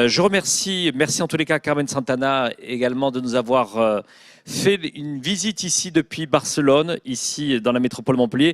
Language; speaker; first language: French; native; French